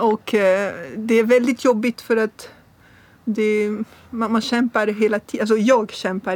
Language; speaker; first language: Swedish; non-native, fluent; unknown